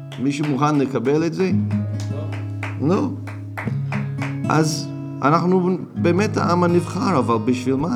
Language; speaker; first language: Hebrew; non-native, fluent; English